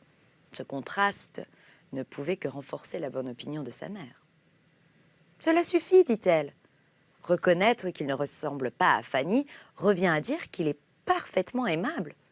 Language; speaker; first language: French; native; French